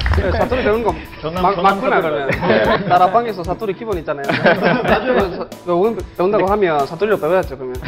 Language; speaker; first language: Korean; non-native, learner; Spanish